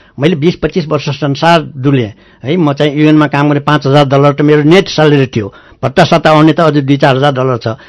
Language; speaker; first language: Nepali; non-native, local second language; Newari